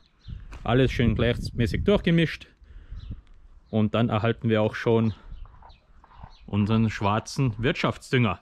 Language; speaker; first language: German; native; German